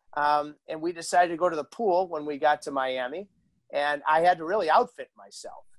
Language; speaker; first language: English; native; English